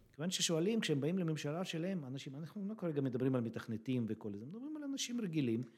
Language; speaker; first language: Hebrew; early bilingual, other home language; Russian